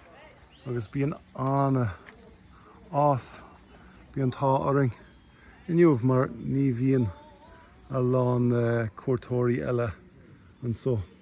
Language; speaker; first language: Irish; non-native, learner; English